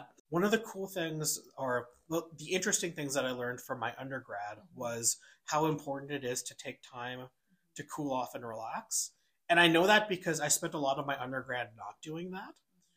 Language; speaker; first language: English; native; English